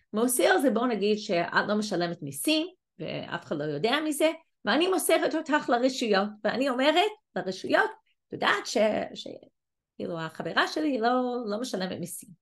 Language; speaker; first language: Hebrew; non-native, fluent; English